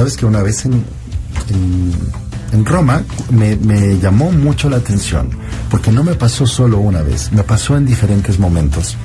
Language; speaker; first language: Spanish; native; Spanish